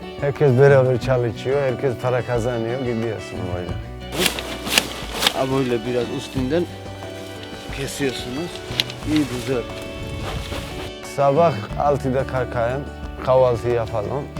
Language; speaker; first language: Turkish; non-native, learner; Georgian